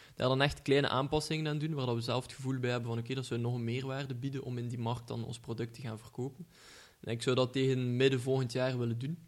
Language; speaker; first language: Dutch; native; Dutch